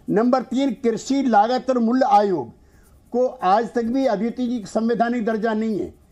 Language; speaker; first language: Hindi; native; Hindi